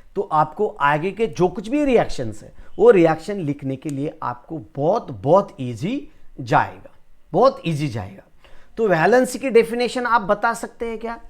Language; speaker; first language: Hindi; non-native, local second language; Marathi